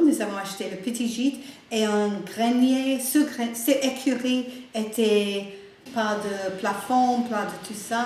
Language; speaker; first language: French; non-native, learner; English